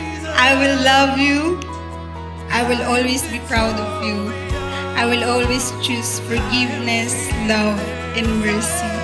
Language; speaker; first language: English; non-native, local second language; Filipino